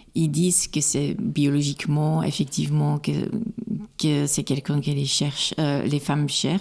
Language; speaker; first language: French; non-native, local second language; Dutch